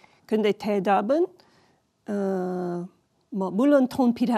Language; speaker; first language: Korean; non-native, learner; English